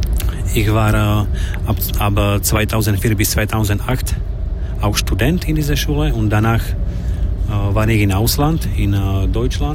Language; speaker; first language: German; non-native, fluent; Slovak